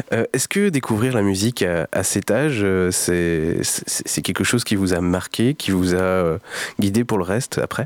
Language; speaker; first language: French; native; French